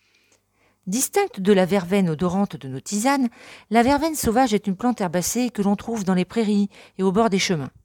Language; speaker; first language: French; native; French